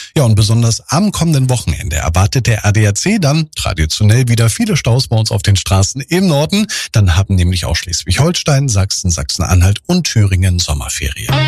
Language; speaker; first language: German; native; German